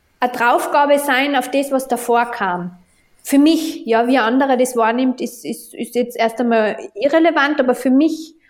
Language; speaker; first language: German; native; German